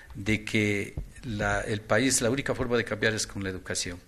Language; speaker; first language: Spanish; native; Spanish